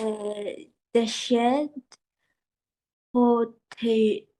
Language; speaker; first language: French; non-native, learner; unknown